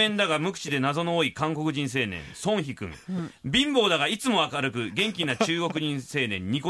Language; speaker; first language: Japanese; native; Japanese